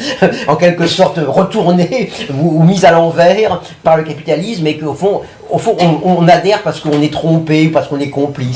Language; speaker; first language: French; native; French